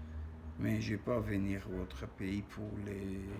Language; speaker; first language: French; non-native, learner; Armenian